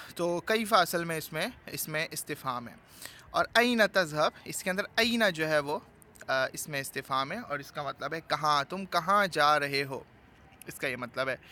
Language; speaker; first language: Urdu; native; Urdu